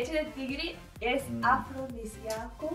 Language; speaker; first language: Spanish; non-native, learner; Russian